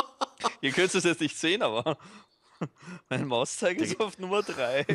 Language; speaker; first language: German; native; German